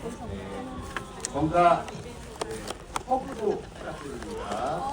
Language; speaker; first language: Korean; native; Korean